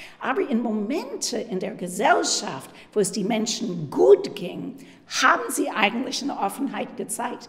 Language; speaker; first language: German; non-native, fluent; English